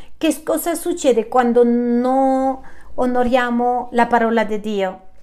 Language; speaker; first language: Italian; non-native, fluent; Spanish